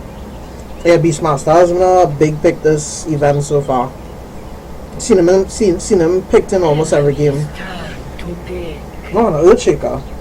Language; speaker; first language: English; native; English